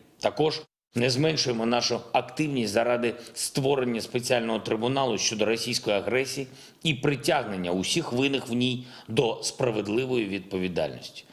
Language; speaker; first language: Ukrainian; non-native, local second language; Russian